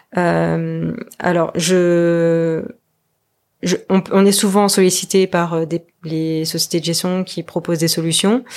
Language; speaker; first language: French; native; French